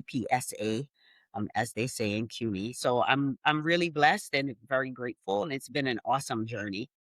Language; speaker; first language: English; native; English